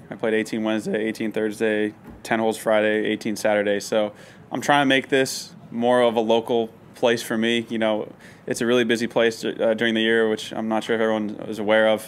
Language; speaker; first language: English; native; English